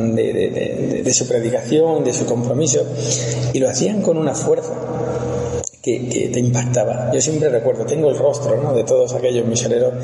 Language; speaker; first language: Spanish; native; Spanish